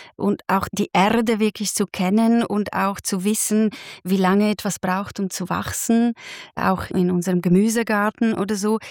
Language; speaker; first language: German; non-native, local second language; Italian